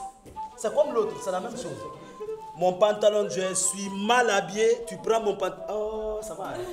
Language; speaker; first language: French; non-native, fluent; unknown